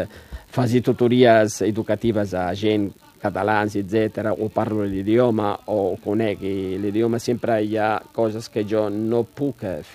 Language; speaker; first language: Catalan; non-native, fluent; Riffian